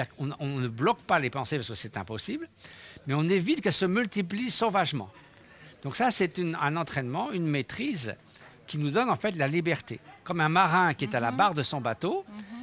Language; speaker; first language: French; native; French